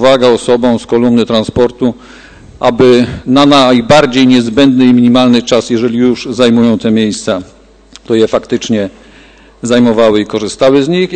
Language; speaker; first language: Polish; native; Polish